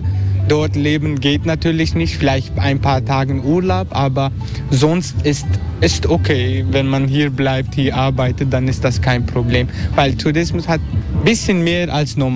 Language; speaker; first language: German; non-native, learner; Turkish